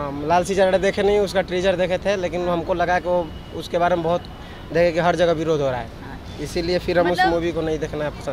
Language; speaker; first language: Hindi; native; Hindi